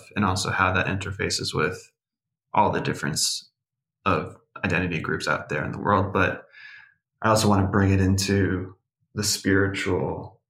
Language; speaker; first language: English; early bilingual, other home language; Portuguese